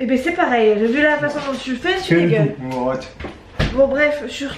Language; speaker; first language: French; native; French